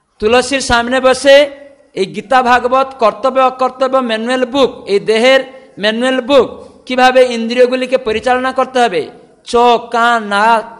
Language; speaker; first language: Bangla; non-native, fluent; Odia